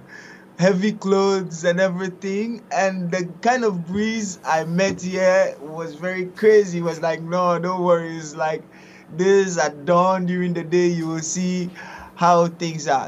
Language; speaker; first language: English; non-native, local second language; Akan